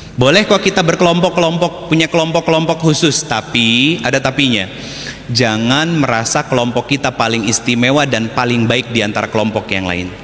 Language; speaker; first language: Indonesian; native; Indonesian